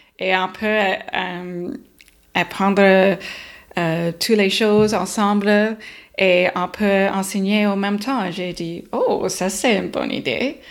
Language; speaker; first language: French; non-native, learner; English